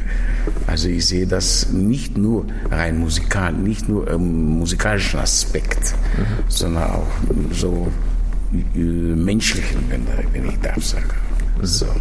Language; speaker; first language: German; non-native, fluent; Russian